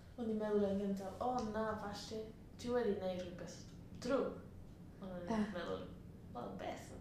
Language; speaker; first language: Welsh; non-native, learner; Spanish